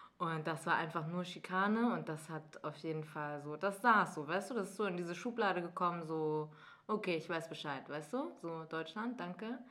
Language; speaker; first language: German; early bilingual, other home language; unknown